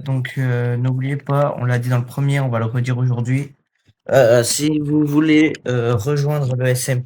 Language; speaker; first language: French; native; French